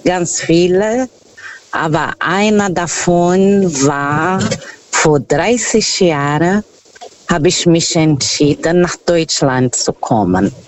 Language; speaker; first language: German; non-native, fluent; Portuguese